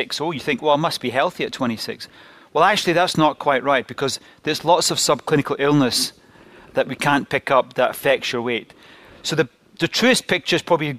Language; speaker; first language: English; native; English